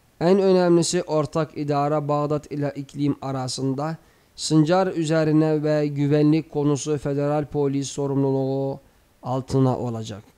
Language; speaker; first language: Turkish; native; Turkish